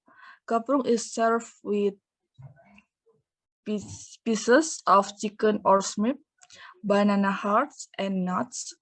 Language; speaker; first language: English; non-native, learner; Indonesian